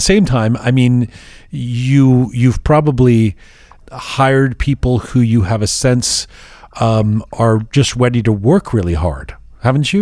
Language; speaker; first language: English; native; English